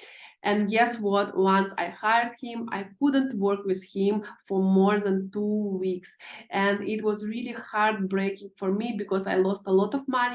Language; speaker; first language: English; non-native, fluent; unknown